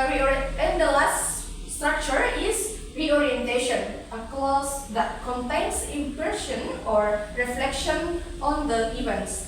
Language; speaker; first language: English; non-native, learner; Indonesian